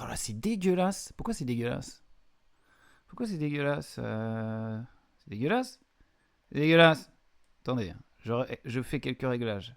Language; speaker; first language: French; native; French